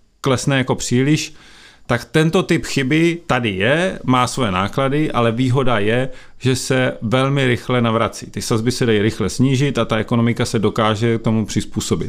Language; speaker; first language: Czech; native; Czech